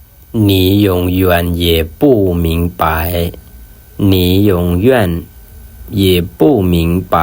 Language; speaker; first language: Chinese; non-native, fluent; Lao